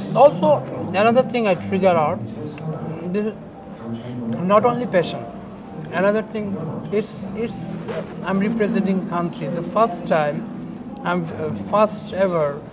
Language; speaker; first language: English; non-native, local second language; Bangla